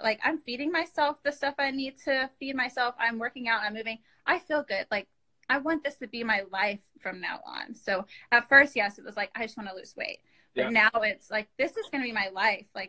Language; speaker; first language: English; native; English